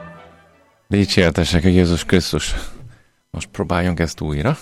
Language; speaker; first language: Hungarian; non-native, fluent; English